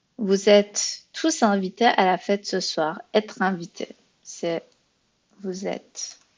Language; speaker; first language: French; non-native, fluent; Persian